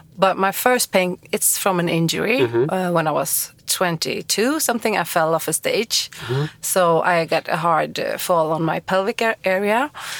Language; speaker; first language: English; non-native, fluent; Swedish